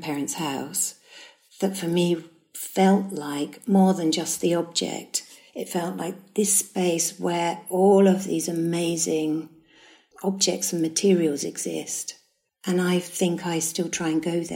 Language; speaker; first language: English; native; English